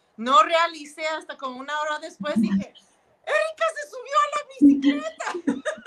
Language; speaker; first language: Spanish; early bilingual, heritage; Spanish